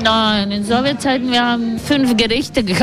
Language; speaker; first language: German; non-native, learner; Latvian